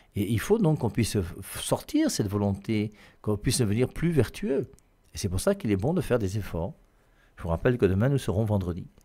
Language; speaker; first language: French; native; French